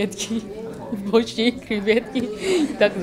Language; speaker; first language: Russian; non-native, learner; Thai